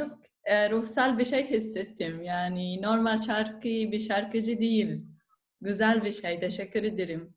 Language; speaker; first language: Turkish; non-native, learner; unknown